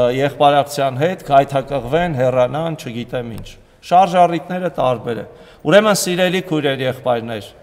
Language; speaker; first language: Armenian; native; Armenian